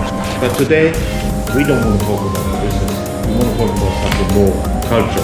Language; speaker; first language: English; non-native, fluent; Khmer